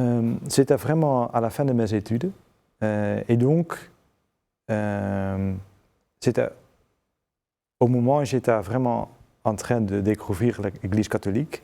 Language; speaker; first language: French; non-native, fluent; Dutch